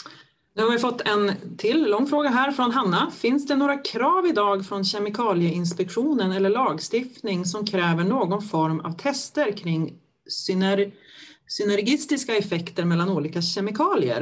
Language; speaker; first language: Swedish; native; Swedish